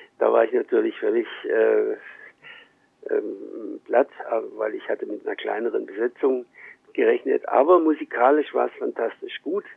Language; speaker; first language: German; early bilingual, heritage; German